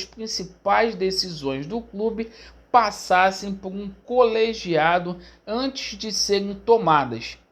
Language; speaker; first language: Portuguese; native; Portuguese